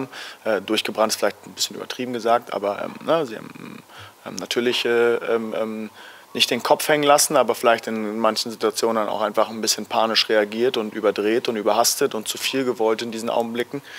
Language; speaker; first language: German; native; German